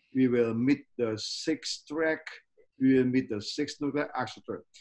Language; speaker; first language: English; non-native, fluent; Indonesian